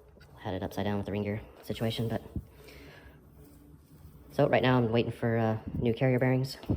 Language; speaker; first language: English; native; English